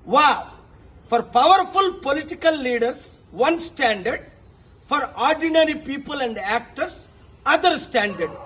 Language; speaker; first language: English; non-native, local second language; Telugu